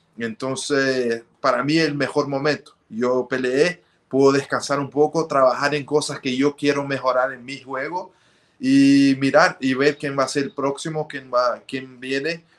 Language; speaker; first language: Spanish; early bilingual, heritage; Spanish